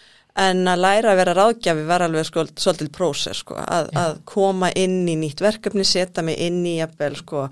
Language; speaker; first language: Icelandic; native; Icelandic